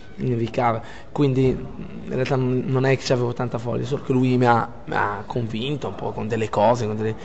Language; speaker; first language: Italian; non-native, fluent; Arabic